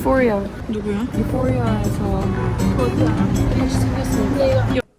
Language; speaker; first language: Korean; early bilingual, heritage; English